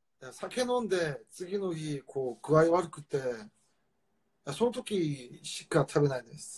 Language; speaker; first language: Japanese; non-native, fluent; Korean